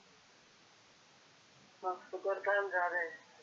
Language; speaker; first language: Italian; non-native, learner; Polish